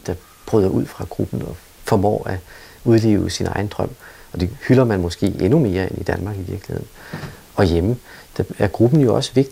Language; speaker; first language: Danish; native; Danish